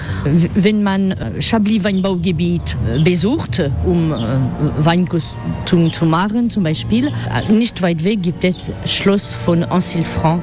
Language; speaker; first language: German; non-native, fluent; French